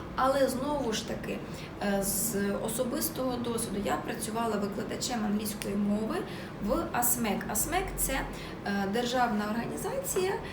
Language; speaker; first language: Ukrainian; native; Ukrainian